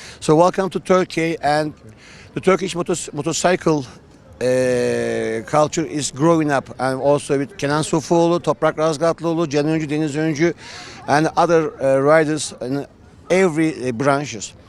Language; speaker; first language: English; non-native, fluent; Turkish